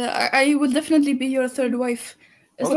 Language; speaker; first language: English; non-native, learner; Russian